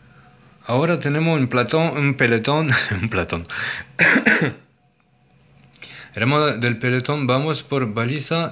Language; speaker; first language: Spanish; non-native, learner; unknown